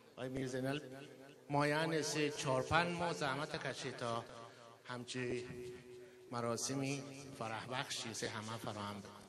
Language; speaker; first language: Persian; non-native, local second language; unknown